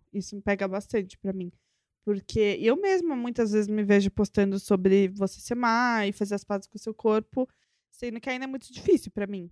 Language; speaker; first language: Portuguese; native; Portuguese